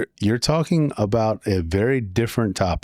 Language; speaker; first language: English; native; English